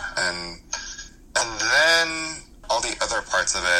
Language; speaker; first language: English; early bilingual, other home language; Korean